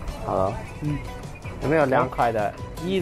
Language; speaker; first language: Chinese; non-native, learner; Turkish